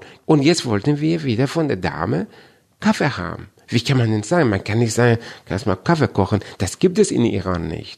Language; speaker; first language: German; non-native, fluent; Persian